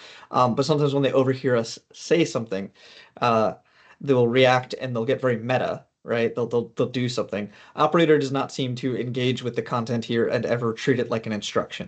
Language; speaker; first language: English; native; English